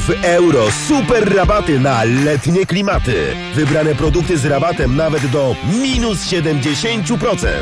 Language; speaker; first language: Polish; native; Polish